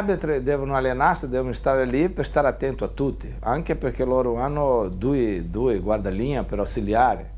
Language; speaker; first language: Italian; non-native, fluent; Portuguese